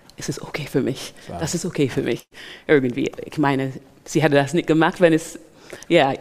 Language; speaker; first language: German; non-native, fluent; English